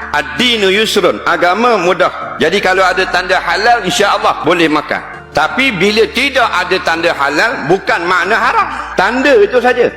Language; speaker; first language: Malay; native; Malay